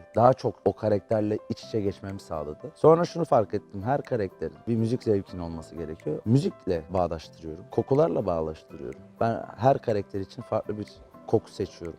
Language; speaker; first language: Turkish; native; Turkish